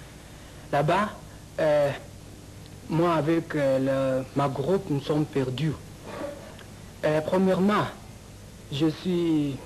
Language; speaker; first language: French; non-native, learner; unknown